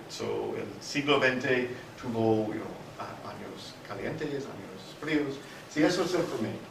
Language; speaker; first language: Spanish; non-native, fluent; English